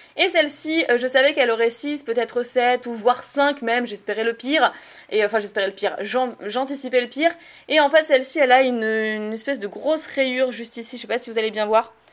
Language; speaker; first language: French; native; French